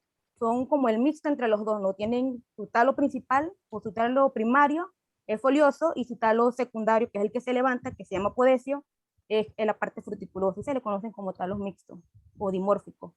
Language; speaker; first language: Spanish; native; Spanish